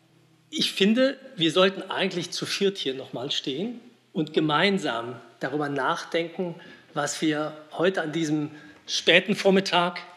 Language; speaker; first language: German; native; German